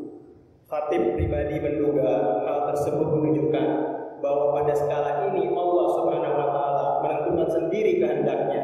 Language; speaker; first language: Indonesian; native; Indonesian